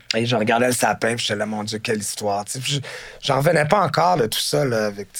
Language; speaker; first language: French; native; French